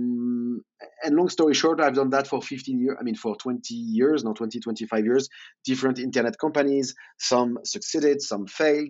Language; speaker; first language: English; non-native, fluent; French